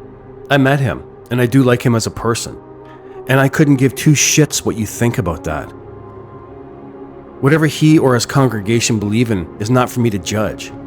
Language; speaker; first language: English; native; English